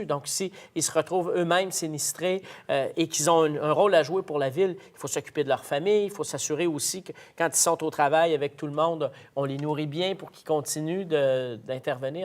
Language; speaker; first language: French; native; French